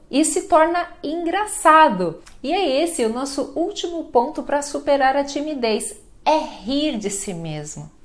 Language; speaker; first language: Portuguese; native; Portuguese